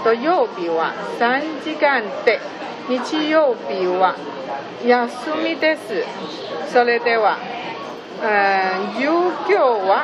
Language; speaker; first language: Japanese; non-native, learner; Chinese